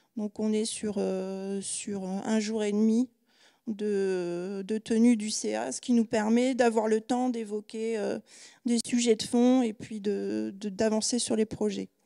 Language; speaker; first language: French; native; French